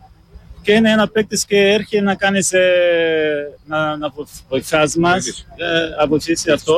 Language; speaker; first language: Greek; non-native, learner; Portuguese